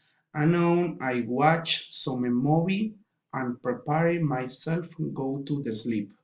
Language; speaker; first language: English; non-native, learner; Spanish